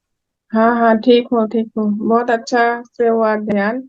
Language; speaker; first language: Hindi; non-native, local second language; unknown